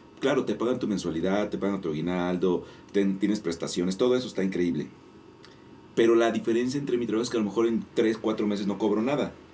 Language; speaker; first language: Spanish; native; Spanish